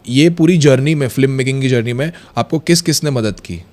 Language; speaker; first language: Hindi; non-native, local second language; Marathi